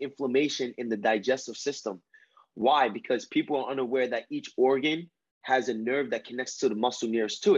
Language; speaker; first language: English; early bilingual, other home language; Spanish